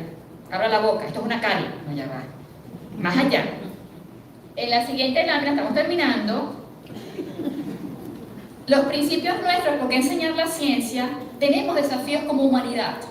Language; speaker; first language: Spanish; native; Spanish